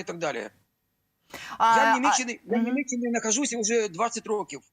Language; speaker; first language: Ukrainian; non-native, local second language; Russian